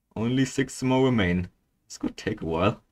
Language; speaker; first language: English; non-native, fluent; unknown